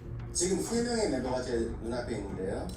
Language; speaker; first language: Korean; native; Korean